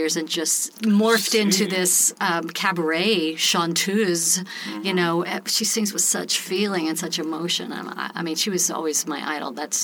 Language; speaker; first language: English; native; English